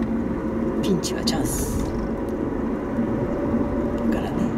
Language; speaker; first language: Japanese; native; Japanese